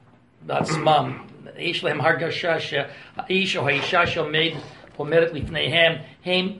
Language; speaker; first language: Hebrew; non-native, fluent; English